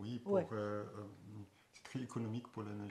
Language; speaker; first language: French; non-native, fluent; German